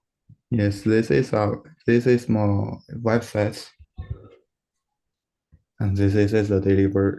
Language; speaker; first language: English; non-native, learner; Chinese